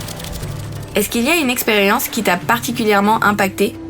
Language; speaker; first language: French; native; French